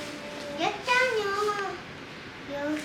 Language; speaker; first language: Spanish; early bilingual, heritage; Spanish